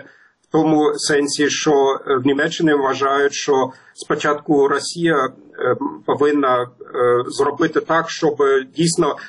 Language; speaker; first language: Ukrainian; non-native, fluent; German